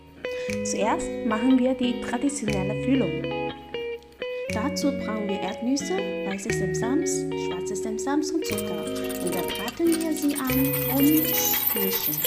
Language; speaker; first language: German; non-native, fluent; Chinese